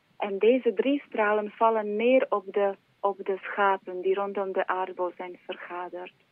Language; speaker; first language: Dutch; non-native, fluent; Slovak